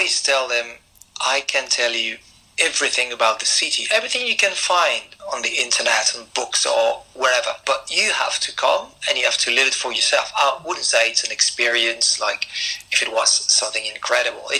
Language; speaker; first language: English; non-native, fluent; French